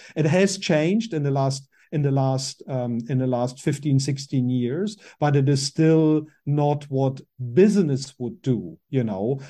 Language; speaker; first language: English; non-native, fluent; German